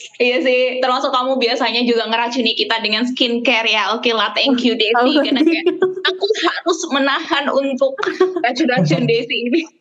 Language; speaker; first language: Indonesian; native; Indonesian